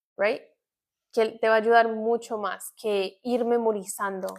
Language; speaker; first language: Spanish; non-native, fluent; English